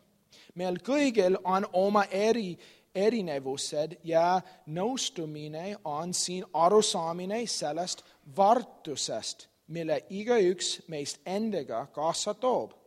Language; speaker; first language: Estonian; non-native, learner; English